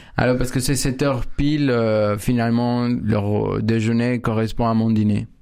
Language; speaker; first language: French; non-native, fluent; Spanish